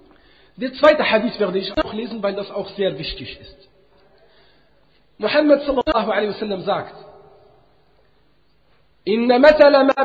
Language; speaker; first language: German; non-native, fluent; Arabic